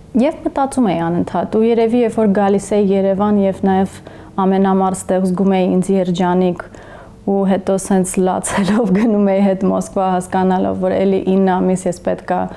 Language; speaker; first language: Armenian; early bilingual, heritage; English